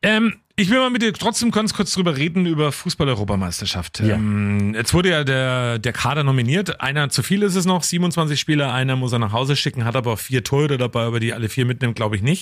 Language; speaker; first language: German; native; German